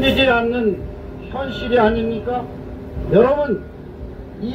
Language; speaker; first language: Korean; native; Korean